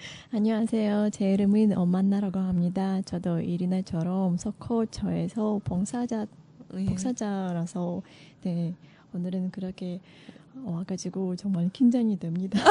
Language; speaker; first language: Korean; non-native, learner; Russian